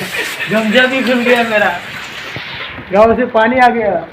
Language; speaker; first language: Hindi; non-native, local second language; Gujarati